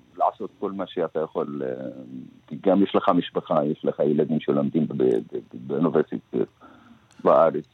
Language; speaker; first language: Hebrew; non-native, local second language; Arabic